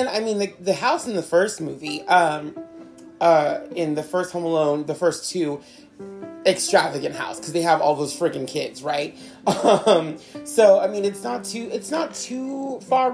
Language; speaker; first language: English; native; English